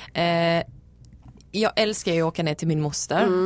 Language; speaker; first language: Swedish; early bilingual, other home language; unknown